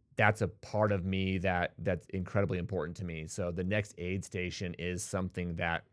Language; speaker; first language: English; native; English